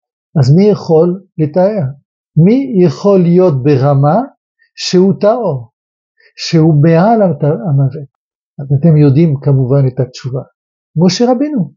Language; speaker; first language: Hebrew; non-native, fluent; French